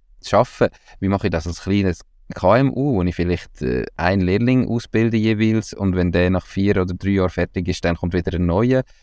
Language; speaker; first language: German; native; German